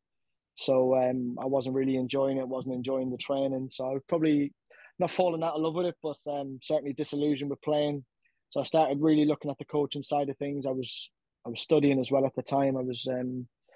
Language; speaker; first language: English; native; English